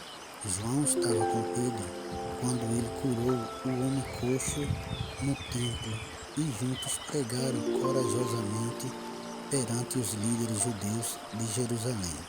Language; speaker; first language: Portuguese; native; Portuguese